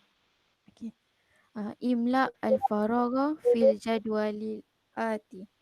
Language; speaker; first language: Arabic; non-native, learner; Malay